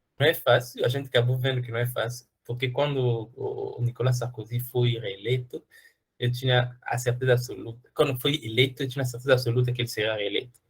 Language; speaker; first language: Portuguese; non-native, fluent; French